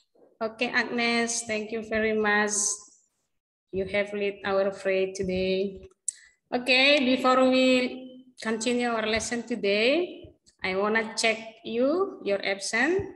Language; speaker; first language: English; non-native, learner; Indonesian